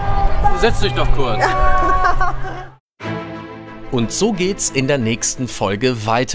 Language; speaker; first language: German; native; German